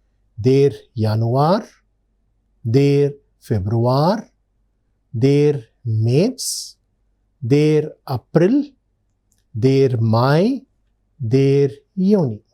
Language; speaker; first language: German; non-native, learner; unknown